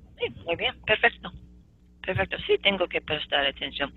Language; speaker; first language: Spanish; non-native, fluent; English